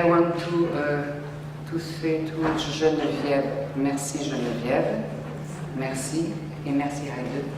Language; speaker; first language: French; non-native, local second language; Kabyle